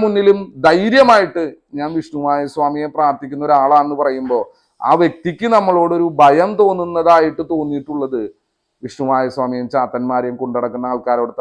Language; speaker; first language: Malayalam; native; Malayalam